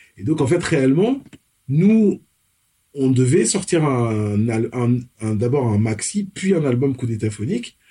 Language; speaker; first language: French; early bilingual, other home language; Fon